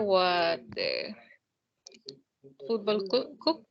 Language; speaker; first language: English; non-native, learner; Spanish